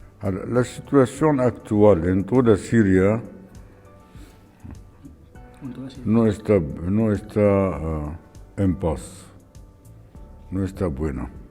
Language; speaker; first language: Spanish; non-native, fluent; Arabic